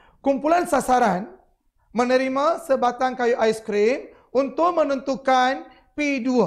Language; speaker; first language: Malay; non-native, local second language; Tamil